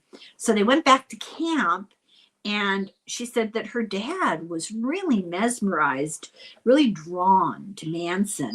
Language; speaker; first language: English; native; English